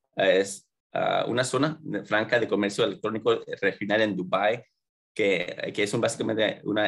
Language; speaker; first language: Spanish; early bilingual, heritage; Spanish